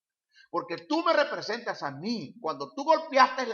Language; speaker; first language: Spanish; native; Spanish